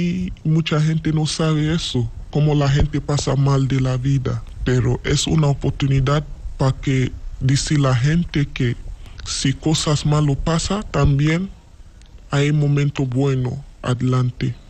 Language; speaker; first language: Spanish; non-native, learner; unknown